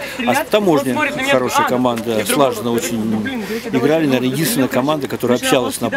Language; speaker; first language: Russian; native; Russian